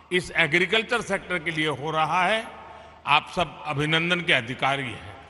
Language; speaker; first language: Hindi; non-native, local second language; Gujarati